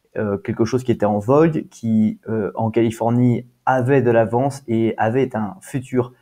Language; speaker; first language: French; native; French